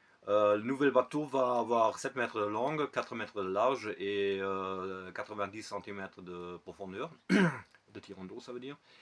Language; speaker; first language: French; non-native, fluent; German